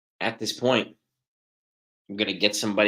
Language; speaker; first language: English; native; English